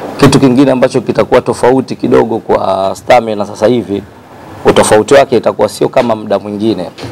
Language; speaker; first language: Swahili; native; Swahili